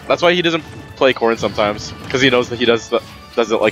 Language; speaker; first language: English; native; English